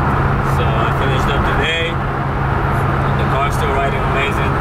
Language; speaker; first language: English; native; English